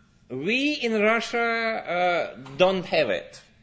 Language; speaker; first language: English; non-native, fluent; Russian